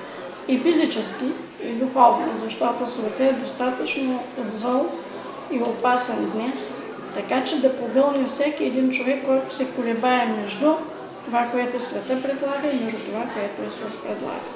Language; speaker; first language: Bulgarian; native; Bulgarian